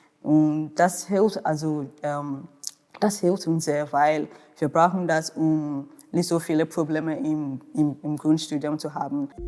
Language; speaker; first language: German; non-native, fluent; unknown